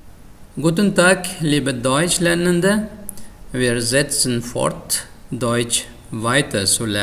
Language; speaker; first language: German; non-native, fluent; Uzbek